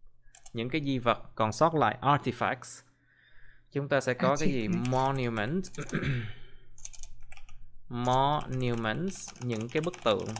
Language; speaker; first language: Vietnamese; native; Vietnamese